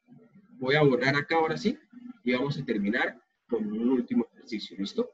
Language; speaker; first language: Spanish; native; Spanish